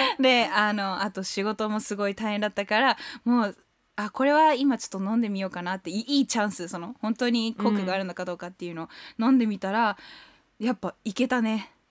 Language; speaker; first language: Japanese; early bilingual, heritage; Japanese